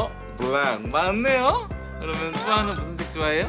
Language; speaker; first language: Korean; native; Korean